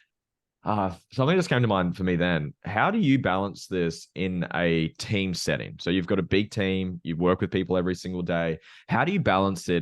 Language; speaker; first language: English; native; English